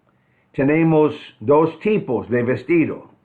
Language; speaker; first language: Spanish; non-native, fluent; English